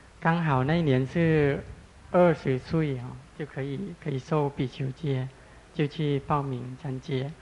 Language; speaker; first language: Chinese; non-native, fluent; Thai